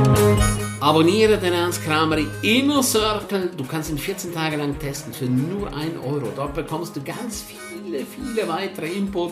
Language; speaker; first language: German; native; German